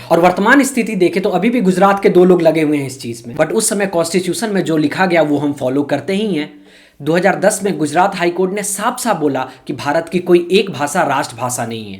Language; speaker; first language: Hindi; native; Hindi